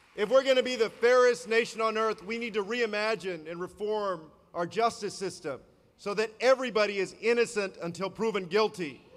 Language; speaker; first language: English; native; English